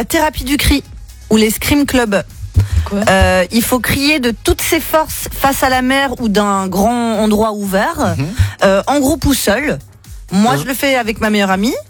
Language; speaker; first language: French; native; French